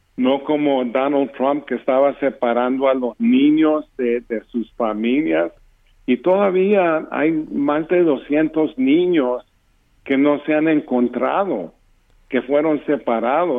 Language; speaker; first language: Spanish; early bilingual, heritage; English